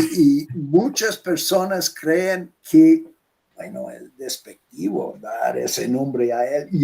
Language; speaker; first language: Spanish; non-native, fluent; English